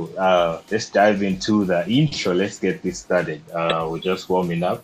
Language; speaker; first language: English; non-native, local second language; Ganda